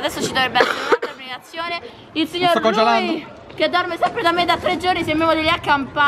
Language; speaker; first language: Italian; native; Italian